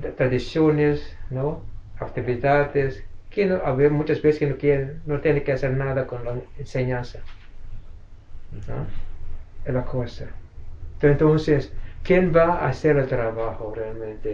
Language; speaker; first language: Spanish; non-native, fluent; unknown